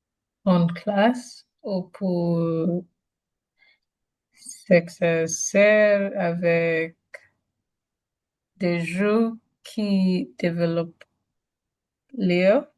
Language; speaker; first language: French; non-native, learner; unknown